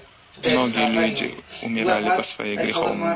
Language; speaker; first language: Russian; non-native, learner; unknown